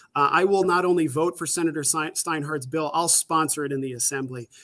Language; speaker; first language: English; native; English